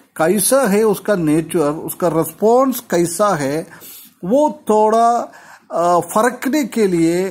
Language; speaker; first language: Hindi; non-native, local second language; Malayalam